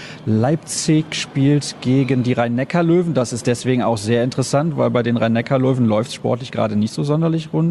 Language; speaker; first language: German; native; German